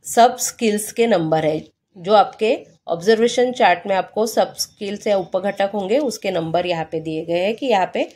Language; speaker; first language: Hindi; non-native, local second language; Marathi